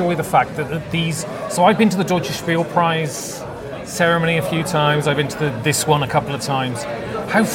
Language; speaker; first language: English; native; English